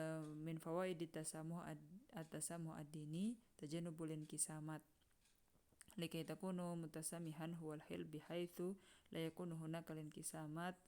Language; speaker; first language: Arabic; non-native, fluent; Indonesian